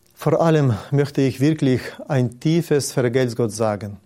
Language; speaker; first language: German; non-native, fluent; Ukrainian